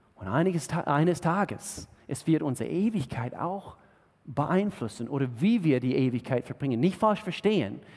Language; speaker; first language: German; non-native, fluent; English